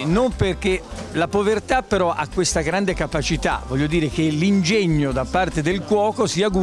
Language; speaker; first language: Italian; native; Italian